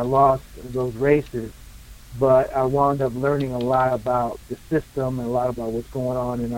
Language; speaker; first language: English; native; English